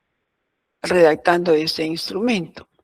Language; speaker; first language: Spanish; native; Spanish